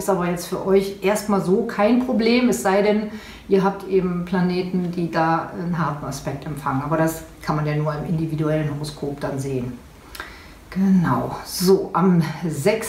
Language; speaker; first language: German; native; German